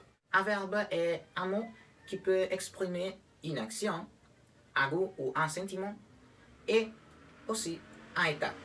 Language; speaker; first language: French; non-native, learner; Spanish